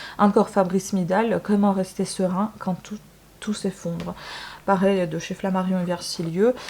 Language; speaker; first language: French; non-native, fluent; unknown